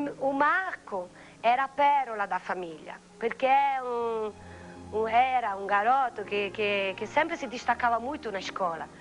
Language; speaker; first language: Portuguese; non-native, fluent; Italian